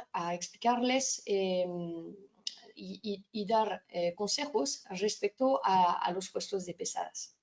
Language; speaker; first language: Spanish; non-native, fluent; French